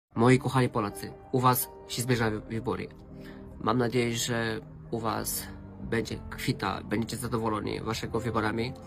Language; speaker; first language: Polish; non-native, learner; Romanian